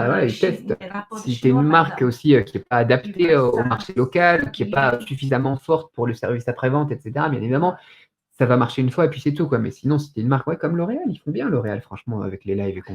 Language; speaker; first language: French; native; French